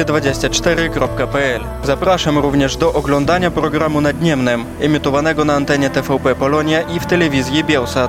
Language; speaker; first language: Polish; native; Polish